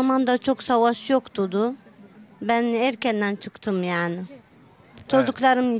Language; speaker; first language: Turkish; early bilingual, heritage; Turkish